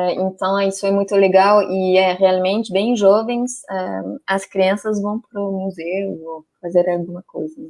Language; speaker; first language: Portuguese; non-native, fluent; French